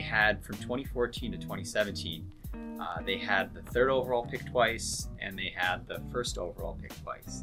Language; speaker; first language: English; native; English